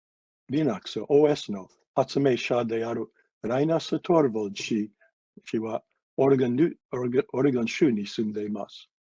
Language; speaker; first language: Japanese; non-native, fluent; English